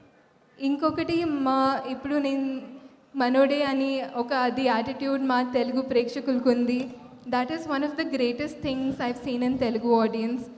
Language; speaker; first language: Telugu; non-native, fluent; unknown